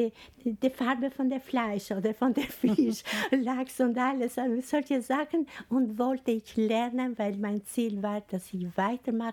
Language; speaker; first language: German; non-native, fluent; Albanian